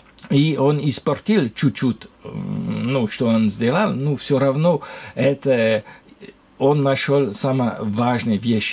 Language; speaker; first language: Russian; non-native, learner; French